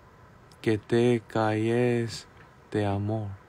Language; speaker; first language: Spanish; non-native, learner; Korean